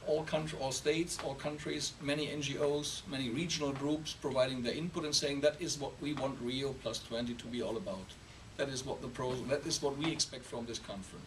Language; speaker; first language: English; non-native, fluent; German